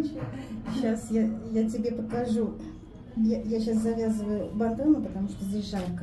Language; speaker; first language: Russian; native; Russian